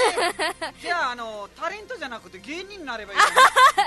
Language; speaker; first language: Japanese; non-native, fluent; Nepali